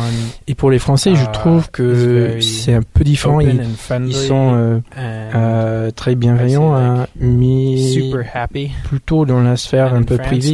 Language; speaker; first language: French; non-native, fluent; English